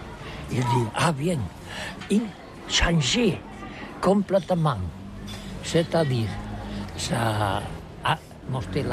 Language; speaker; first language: French; non-native, learner; Catalan